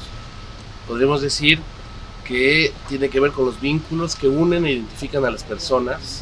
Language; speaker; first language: Spanish; native; Spanish